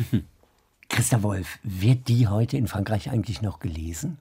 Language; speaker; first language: German; native; German